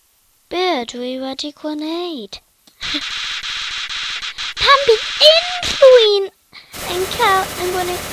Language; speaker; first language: Welsh; non-native, local second language; English